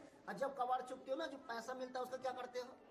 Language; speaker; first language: Hindi; native; Hindi